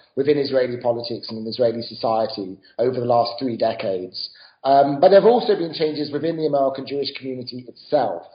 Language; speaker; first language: English; native; English